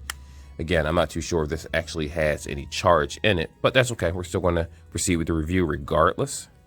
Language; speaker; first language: English; native; English